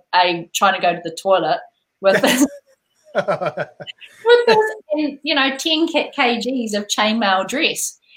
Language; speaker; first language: English; native; English